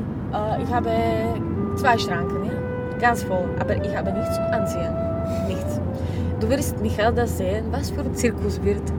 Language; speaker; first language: German; non-native, learner; Slovak